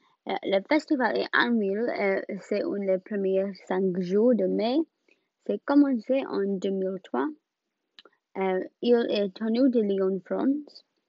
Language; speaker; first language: French; non-native, learner; English